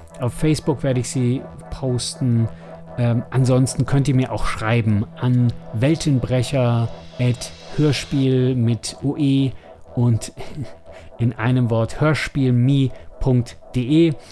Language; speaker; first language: German; native; German